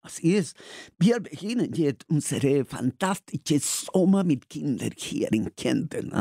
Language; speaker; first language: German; non-native, fluent; Spanish